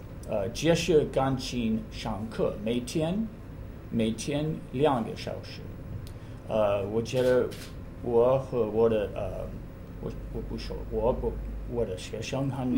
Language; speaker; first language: Chinese; non-native, learner; English